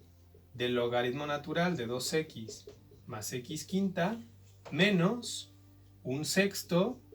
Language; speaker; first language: Spanish; native; Spanish